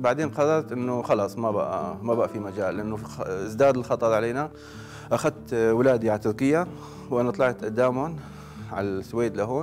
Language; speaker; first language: Arabic; native; Arabic